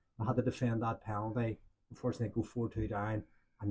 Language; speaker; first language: English; native; English